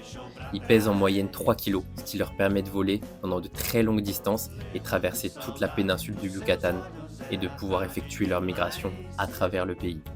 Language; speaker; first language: French; native; French